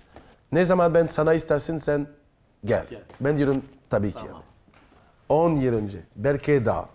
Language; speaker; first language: Turkish; non-native, learner; French